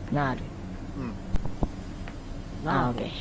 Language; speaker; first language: Japanese; native; Japanese